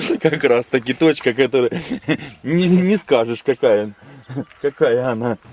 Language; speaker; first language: Russian; native; Russian